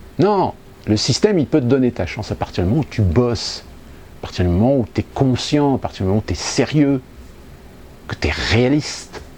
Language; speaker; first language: French; native; French